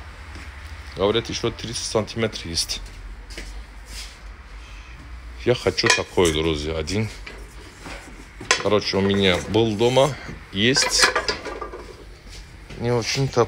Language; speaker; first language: Russian; non-native, learner; Turkish